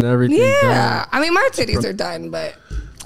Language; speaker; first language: English; native; English